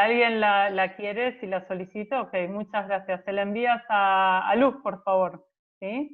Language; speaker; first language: Spanish; native; Spanish